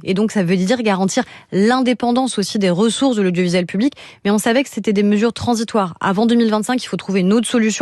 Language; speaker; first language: French; native; French